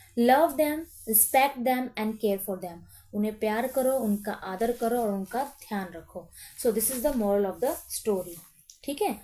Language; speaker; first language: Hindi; native; Hindi